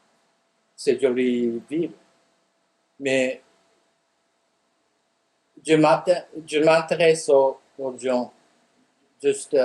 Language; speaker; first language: French; non-native, fluent; Japanese